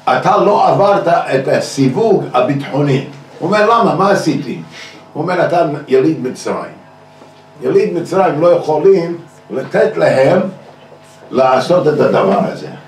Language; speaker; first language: Hebrew; non-native, fluent; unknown